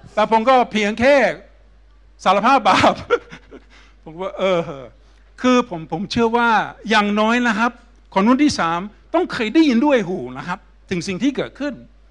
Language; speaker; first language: Thai; non-native, fluent; English